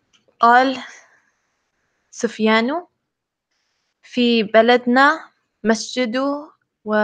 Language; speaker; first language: Arabic; non-native, learner; English